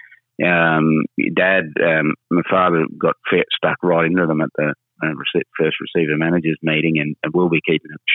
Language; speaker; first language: English; native; English